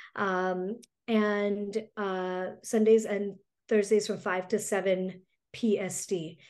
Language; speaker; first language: English; early bilingual, other home language; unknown